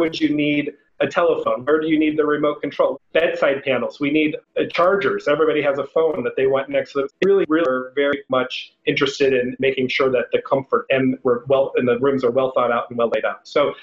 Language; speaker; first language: English; native; English